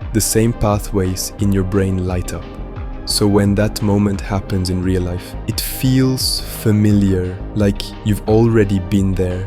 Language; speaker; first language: English; native; English